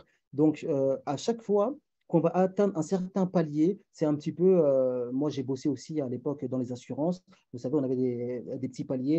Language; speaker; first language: French; native; French